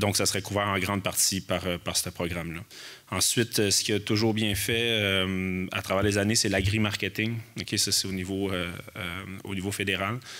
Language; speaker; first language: French; native; French